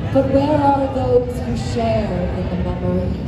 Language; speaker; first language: English; native; English